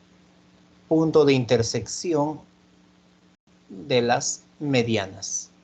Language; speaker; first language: Spanish; native; Spanish